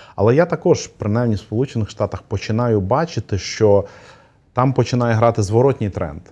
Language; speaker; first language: Ukrainian; non-native, local second language; Russian